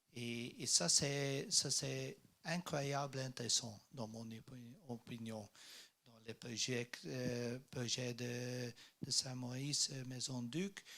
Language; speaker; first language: French; non-native, learner; Dutch